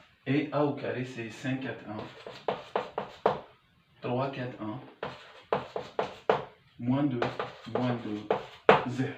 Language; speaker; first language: French; non-native, local second language; Arabic